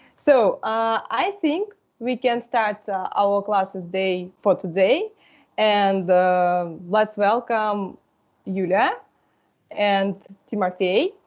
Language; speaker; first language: English; non-native, fluent; Russian